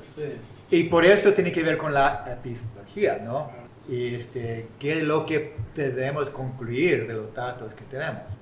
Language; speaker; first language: Spanish; non-native, fluent; English